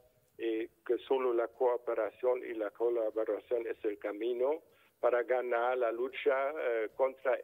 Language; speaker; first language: Spanish; non-native, fluent; German